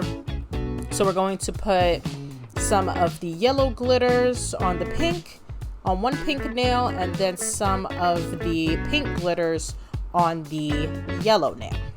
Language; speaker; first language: English; native; English